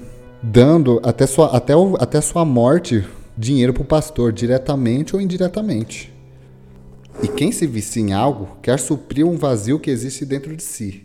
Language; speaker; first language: Portuguese; native; Portuguese